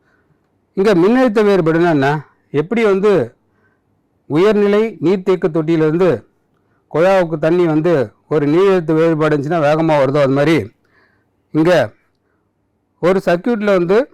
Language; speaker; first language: Tamil; native; Tamil